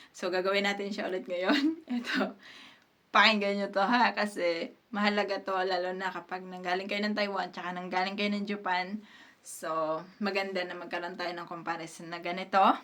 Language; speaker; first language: Filipino; native; Filipino